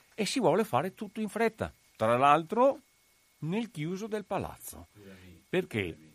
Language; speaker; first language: Italian; native; Italian